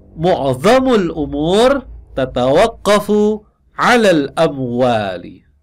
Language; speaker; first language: Arabic; non-native, fluent; Indonesian